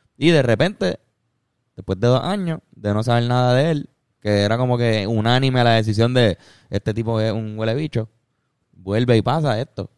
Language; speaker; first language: Spanish; native; Spanish